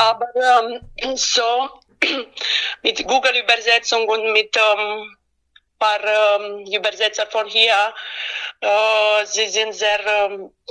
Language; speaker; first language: German; non-native, learner; Romanian